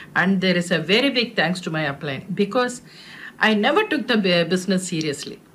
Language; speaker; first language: English; non-native, local second language; Telugu